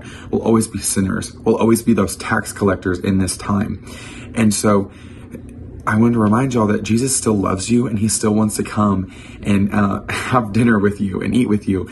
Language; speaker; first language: English; native; English